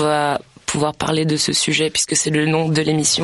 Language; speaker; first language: French; native; French